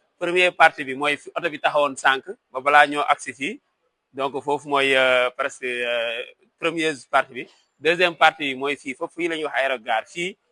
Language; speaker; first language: Wolof; non-native, local second language; Serer